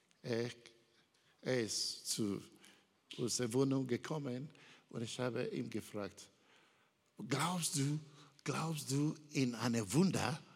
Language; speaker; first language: German; non-native, learner; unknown